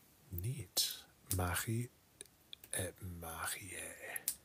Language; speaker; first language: French; non-native, learner; English